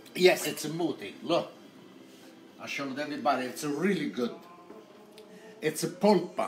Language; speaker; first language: English; non-native, local second language; Italian